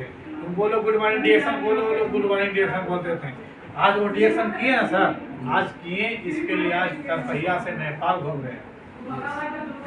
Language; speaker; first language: Hindi; non-native, learner; Nepali